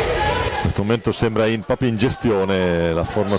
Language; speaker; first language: Italian; native; Italian